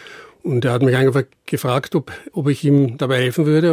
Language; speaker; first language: German; native; German